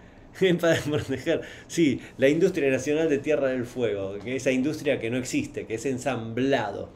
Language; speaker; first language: Spanish; native; Spanish